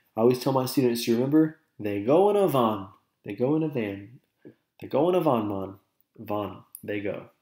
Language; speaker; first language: English; native; English